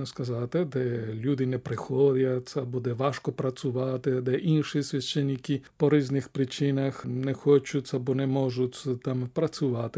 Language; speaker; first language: Ukrainian; non-native, fluent; Spanish